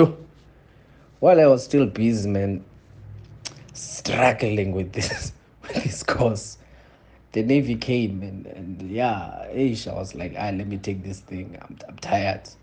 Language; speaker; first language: English; non-native, local second language; Xhosa